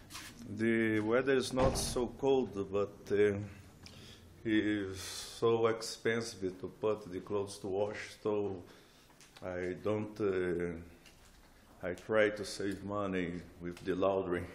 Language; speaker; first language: English; non-native, learner; Portuguese